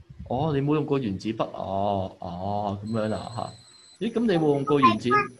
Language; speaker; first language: Cantonese; native; Cantonese